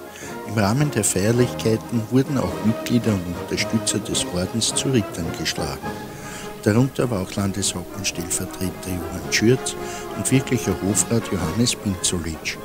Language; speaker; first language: German; native; German